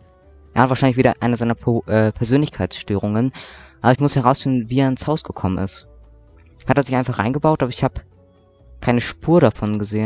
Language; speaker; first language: German; native; German